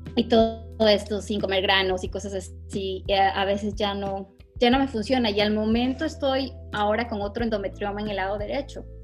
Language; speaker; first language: Spanish; native; Spanish